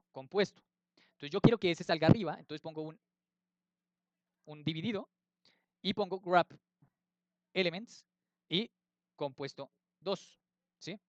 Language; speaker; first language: Spanish; native; Spanish